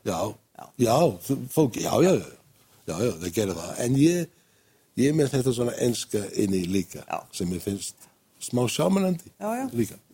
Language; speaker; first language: Icelandic; non-native, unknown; English